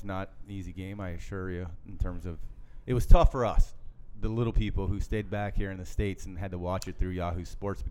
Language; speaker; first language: English; native; English